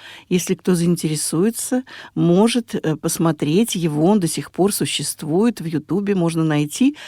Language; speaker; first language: Russian; native; Russian